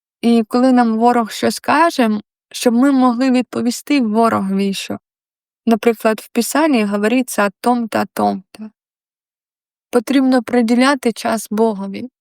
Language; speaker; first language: Ukrainian; non-native, local second language; Russian